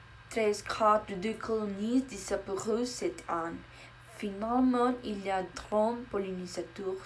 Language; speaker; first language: French; non-native, learner; Spanish